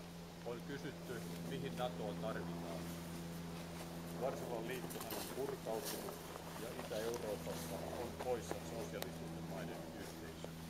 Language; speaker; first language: Finnish; native; Finnish